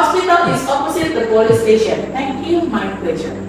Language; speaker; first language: English; non-native, fluent; Indonesian